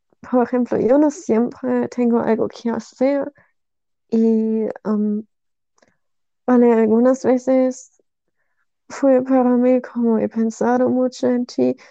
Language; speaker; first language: Spanish; non-native, learner; German